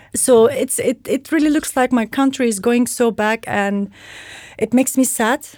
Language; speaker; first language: English; non-native, fluent; Turkish